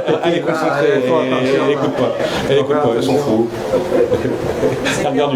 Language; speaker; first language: French; native; French